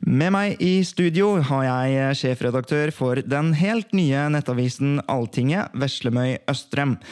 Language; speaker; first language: Norwegian; early bilingual, other home language; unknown